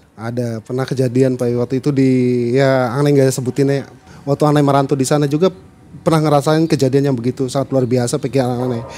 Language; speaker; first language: Indonesian; non-native, local second language; Sundanese